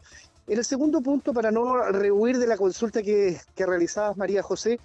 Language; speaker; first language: Spanish; native; Spanish